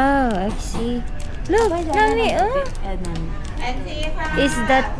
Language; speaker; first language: English; non-native, local second language; Filipino